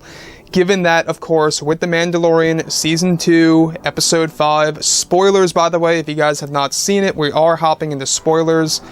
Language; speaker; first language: English; native; English